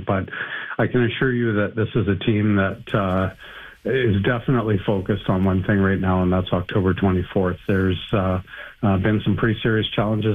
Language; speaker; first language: English; native; English